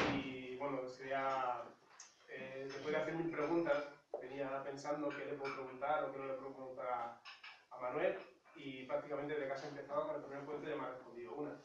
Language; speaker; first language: Spanish; native; Spanish